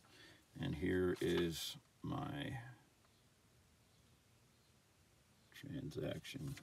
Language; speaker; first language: English; native; English